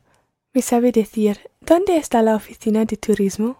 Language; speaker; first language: Spanish; non-native, learner; English